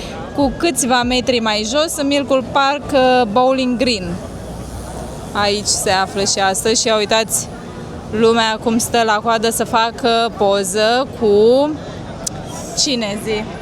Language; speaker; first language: Romanian; native; Romanian